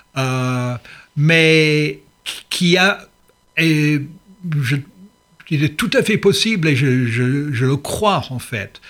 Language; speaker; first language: French; non-native, fluent; English